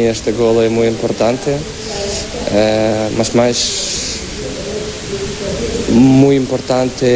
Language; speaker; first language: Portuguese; non-native, learner; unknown